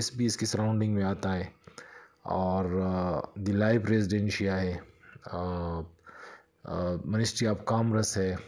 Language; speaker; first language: Urdu; non-native, local second language; Punjabi